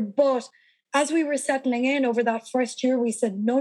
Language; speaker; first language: English; native; English